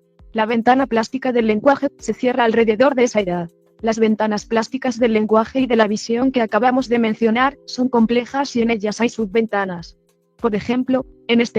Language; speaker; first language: Spanish; native; Spanish